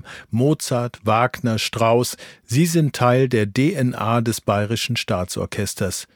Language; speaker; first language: German; native; German